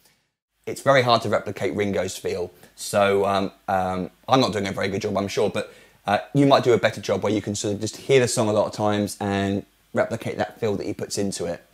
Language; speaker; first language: English; native; English